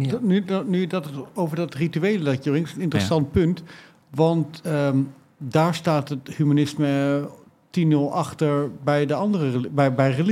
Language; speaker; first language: Dutch; native; Dutch